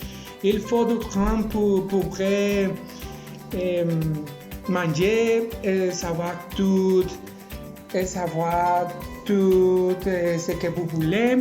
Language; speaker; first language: French; non-native, learner; Spanish